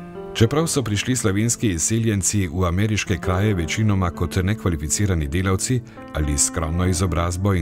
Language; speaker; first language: Slovenian; native; Slovenian